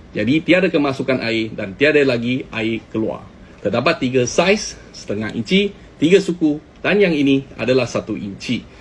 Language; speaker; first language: Malay; native; Malay